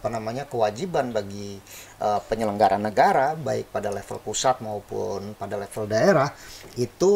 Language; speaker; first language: Indonesian; native; Indonesian